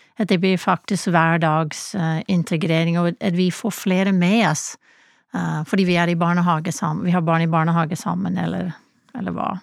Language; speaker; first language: Norwegian; non-native, fluent; English